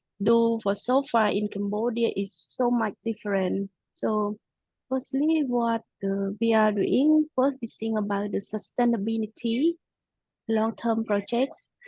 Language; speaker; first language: English; non-native, local second language; Khmer